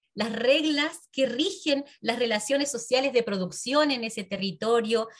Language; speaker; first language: Spanish; native; Spanish